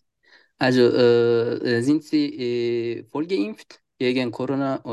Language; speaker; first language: German; non-native, learner; Turkish